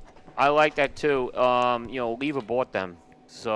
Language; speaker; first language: English; native; English